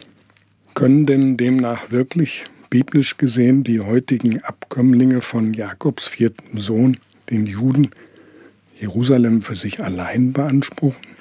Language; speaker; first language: German; native; German